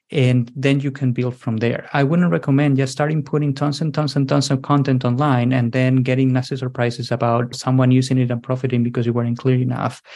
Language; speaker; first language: English; non-native, fluent; Spanish